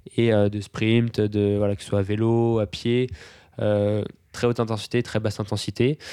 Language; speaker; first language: French; native; French